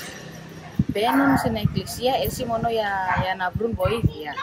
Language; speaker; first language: Greek; non-native, fluent; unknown